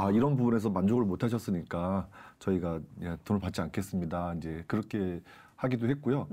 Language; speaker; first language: Korean; native; Korean